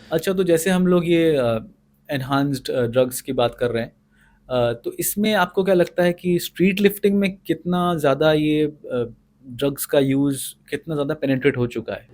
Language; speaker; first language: Hindi; native; Hindi